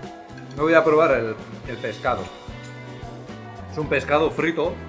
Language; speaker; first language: Spanish; native; Spanish